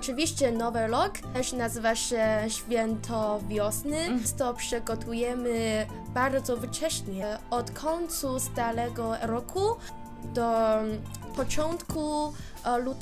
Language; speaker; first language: Polish; non-native, learner; Chinese